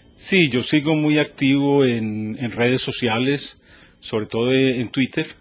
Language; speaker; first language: Spanish; native; Spanish